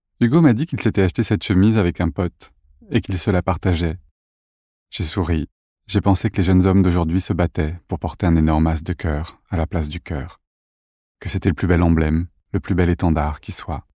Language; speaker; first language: French; native; French